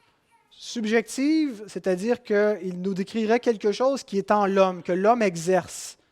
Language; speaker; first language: French; native; French